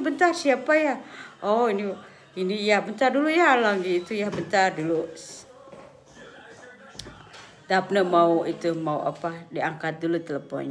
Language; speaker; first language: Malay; non-native, local second language; Sundanese